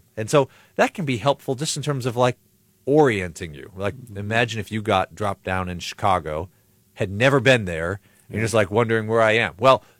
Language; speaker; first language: English; native; English